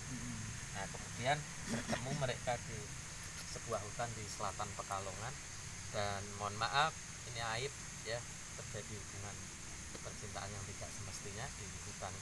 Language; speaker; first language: Indonesian; native; Indonesian